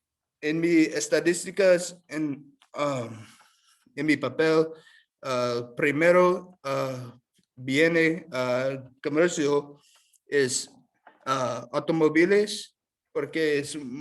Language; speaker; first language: Spanish; non-native, learner; English